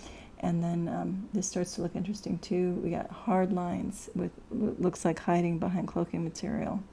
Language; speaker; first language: English; native; English